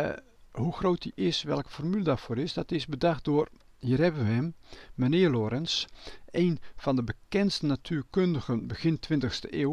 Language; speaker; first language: Dutch; native; Dutch